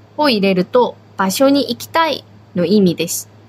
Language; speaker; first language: Japanese; non-native, fluent; Korean